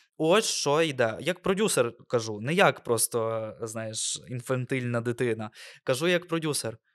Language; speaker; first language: Ukrainian; non-native, local second language; Russian